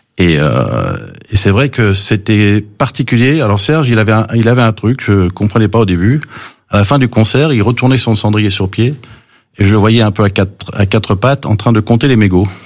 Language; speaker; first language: French; early bilingual, other home language; English